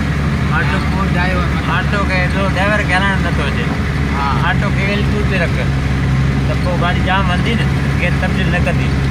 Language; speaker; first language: Hindi; non-native, local second language; Sindhi